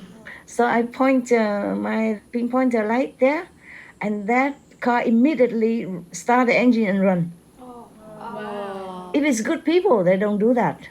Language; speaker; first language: English; non-native, fluent; Vietnamese